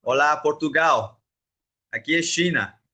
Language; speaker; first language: Portuguese; non-native, learner; Chinese